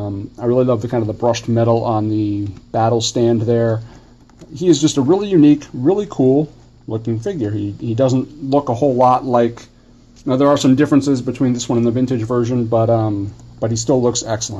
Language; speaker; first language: English; native; English